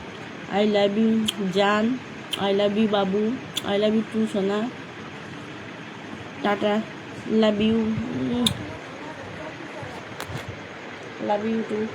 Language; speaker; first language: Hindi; non-native, local second language; Bangla